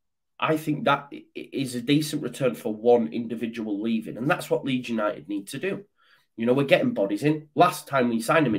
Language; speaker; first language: English; native; English